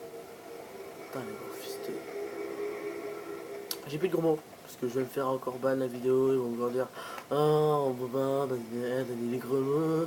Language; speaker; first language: French; native; French